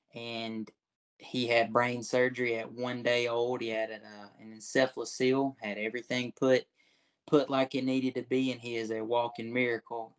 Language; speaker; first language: English; native; English